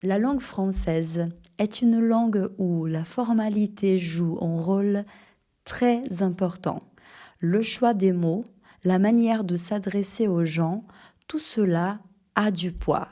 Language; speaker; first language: French; non-native, fluent; Portuguese